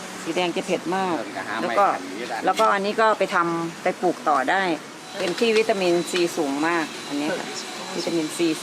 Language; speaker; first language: Thai; non-native, local second language; Northeastern Thai